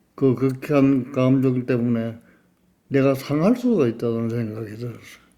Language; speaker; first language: Korean; native; Korean